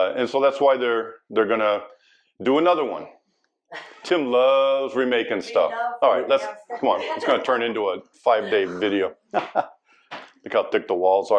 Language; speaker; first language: English; native; English